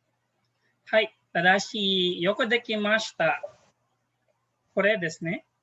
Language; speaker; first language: Japanese; non-native, fluent; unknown